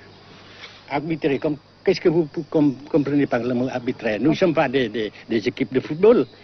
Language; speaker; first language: French; non-native, local second language; Vietnamese